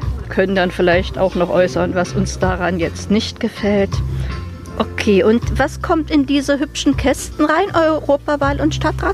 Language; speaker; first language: German; native; German